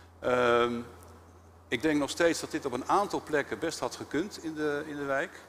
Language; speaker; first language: Dutch; native; Dutch